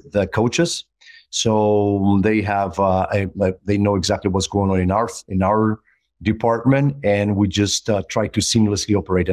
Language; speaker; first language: English; non-native, fluent; Greek